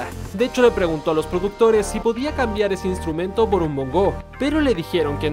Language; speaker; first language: Spanish; native; Spanish